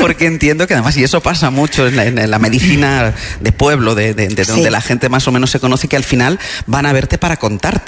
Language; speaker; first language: Spanish; native; Spanish